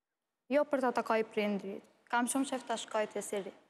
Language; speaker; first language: Albanian; non-native, learner; Arabic